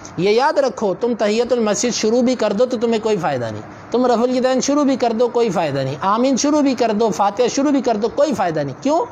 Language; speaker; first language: Urdu; non-native, local second language; Punjabi